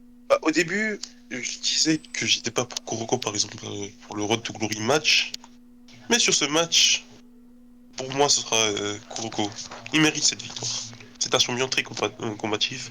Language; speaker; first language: French; native; French